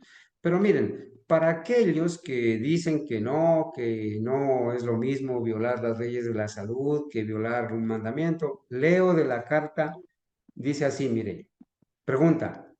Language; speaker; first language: Spanish; native; Spanish